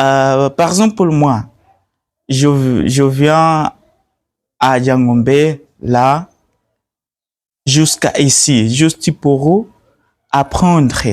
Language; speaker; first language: French; non-native, learner; Swahili